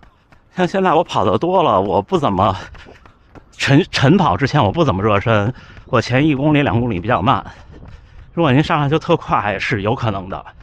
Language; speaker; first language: Chinese; native; Chinese